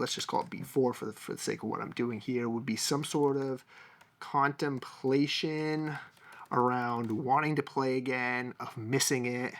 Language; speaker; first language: English; native; English